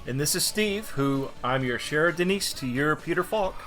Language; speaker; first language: English; native; English